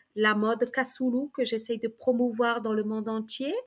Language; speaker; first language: French; early bilingual, other home language; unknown